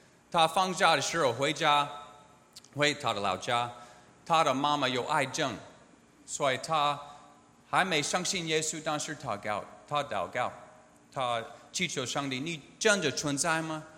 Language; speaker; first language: Chinese; non-native, learner; English